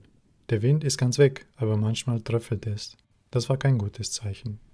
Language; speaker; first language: German; native; German